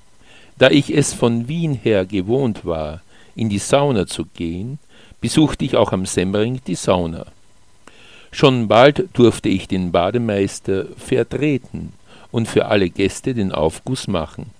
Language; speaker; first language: German; native; German